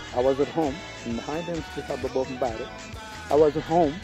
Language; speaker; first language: English; non-native, local second language; Shona